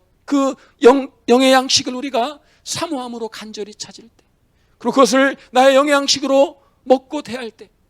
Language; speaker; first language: Korean; native; Korean